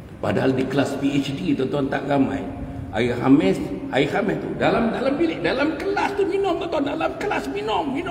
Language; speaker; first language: Malay; native; Malay